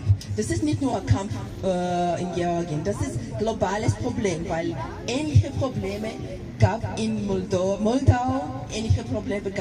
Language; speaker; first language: German; non-native, local second language; Georgian